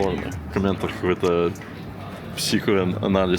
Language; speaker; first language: Russian; non-native, fluent; English